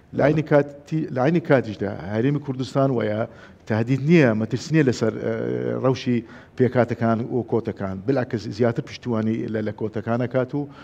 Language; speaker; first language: Central Kurdish; non-native, local second language; Assyrian Neo-Aramaic